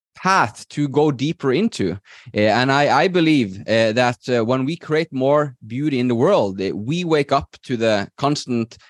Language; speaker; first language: English; non-native, fluent; Norwegian